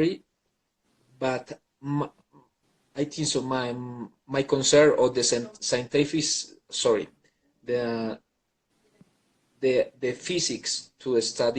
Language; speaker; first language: English; non-native, learner; Spanish